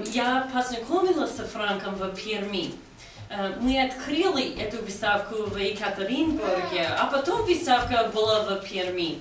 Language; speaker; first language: Russian; non-native, fluent; English